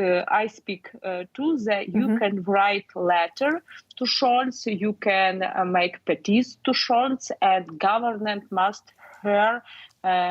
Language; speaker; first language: English; non-native, learner; Ukrainian